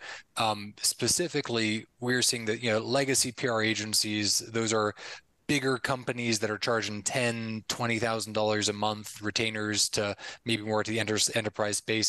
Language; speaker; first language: English; native; English